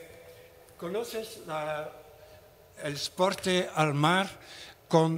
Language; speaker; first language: Spanish; non-native, learner; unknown